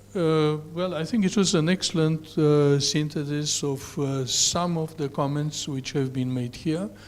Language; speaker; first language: English; non-native, fluent; Romanian